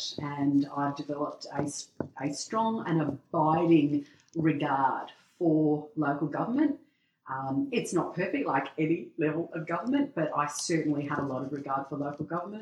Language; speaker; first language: English; native; English